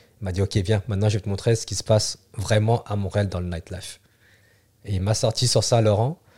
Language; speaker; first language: French; early bilingual, other home language; Vietnamese